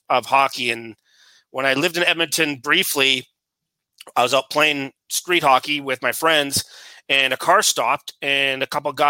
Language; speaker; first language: English; native; English